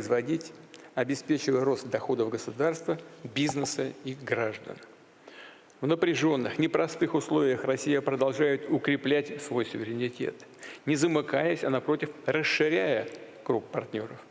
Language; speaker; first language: Russian; native; Russian